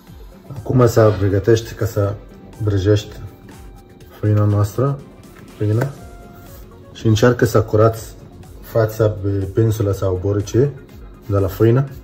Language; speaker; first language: Romanian; non-native, learner; Arabic